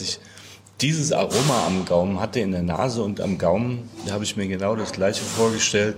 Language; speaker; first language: German; native; German